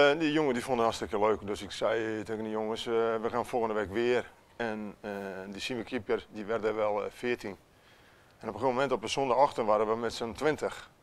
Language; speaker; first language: Dutch; non-native, fluent; Italian